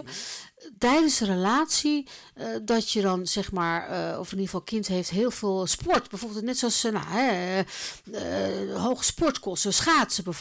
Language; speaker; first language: Dutch; native; Dutch